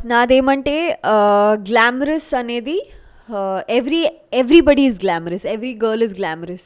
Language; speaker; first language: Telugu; non-native, local second language; Kannada